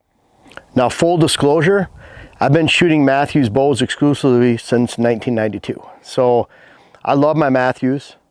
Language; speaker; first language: English; native; English